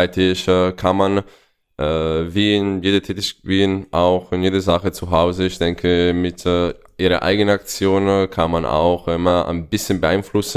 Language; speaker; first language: German; non-native, fluent; Italian